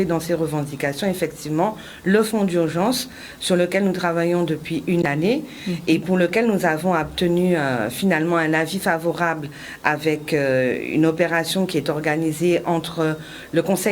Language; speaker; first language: French; native; French